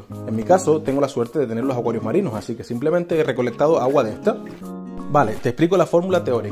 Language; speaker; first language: Spanish; native; Spanish